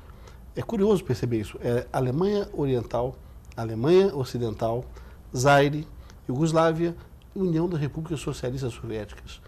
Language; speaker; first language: Portuguese; native; Portuguese